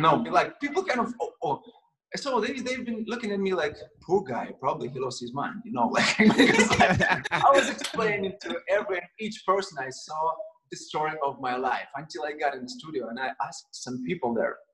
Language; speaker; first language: English; non-native, fluent; Russian